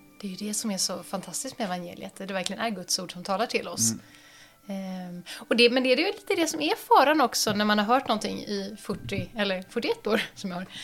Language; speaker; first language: Swedish; native; Swedish